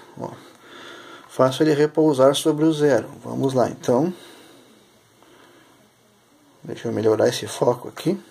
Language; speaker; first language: Portuguese; native; Portuguese